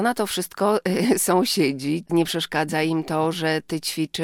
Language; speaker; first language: Polish; native; Polish